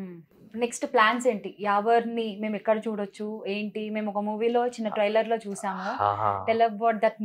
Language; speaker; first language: Telugu; native; Telugu